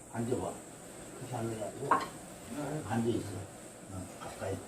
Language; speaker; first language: Korean; native; Korean